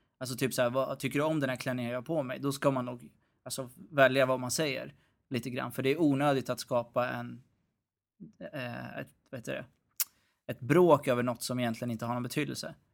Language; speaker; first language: Swedish; early bilingual, other home language; Arabic